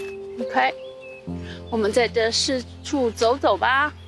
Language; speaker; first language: Chinese; native; Chinese